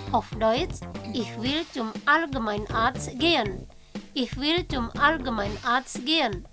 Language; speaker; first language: German; non-native, fluent; Indonesian